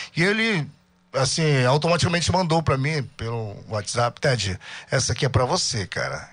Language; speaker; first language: Portuguese; native; Portuguese